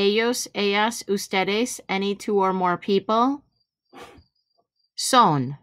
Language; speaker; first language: Spanish; non-native, fluent; English